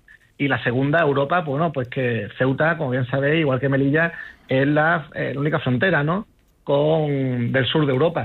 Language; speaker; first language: Spanish; native; Spanish